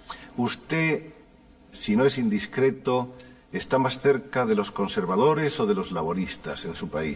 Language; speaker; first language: Spanish; native; Spanish